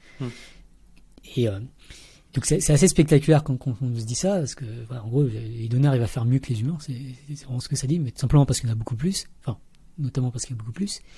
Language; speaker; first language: French; early bilingual, other home language; Vietnamese